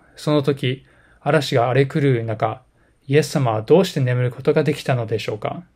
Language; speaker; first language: Japanese; native; Japanese